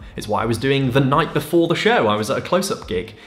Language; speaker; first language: English; native; English